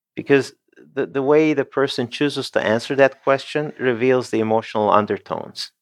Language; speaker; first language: English; non-native, fluent; Turkish